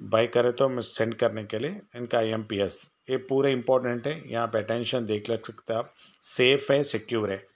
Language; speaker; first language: Hindi; non-native, local second language; Telugu